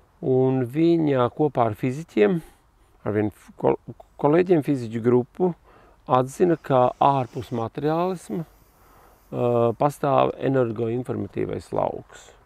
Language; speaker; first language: Latvian; native; Latvian